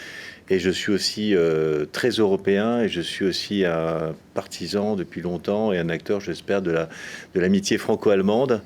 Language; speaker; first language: French; native; French